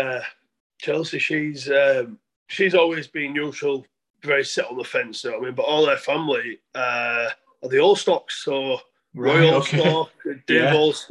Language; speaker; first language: English; native; English